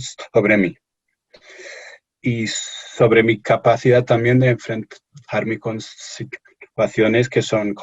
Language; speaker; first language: Spanish; non-native, fluent; English